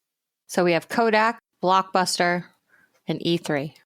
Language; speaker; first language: English; native; English